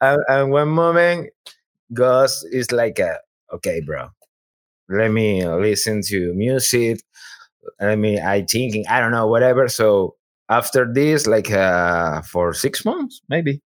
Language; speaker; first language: English; non-native, learner; Spanish